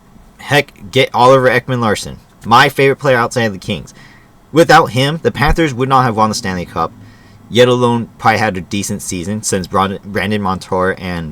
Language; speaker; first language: English; native; English